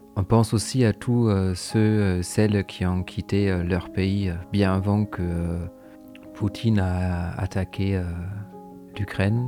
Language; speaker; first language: French; native; French